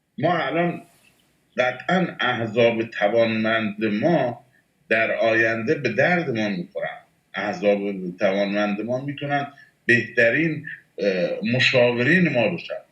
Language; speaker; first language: Persian; non-native, local second language; Baluchi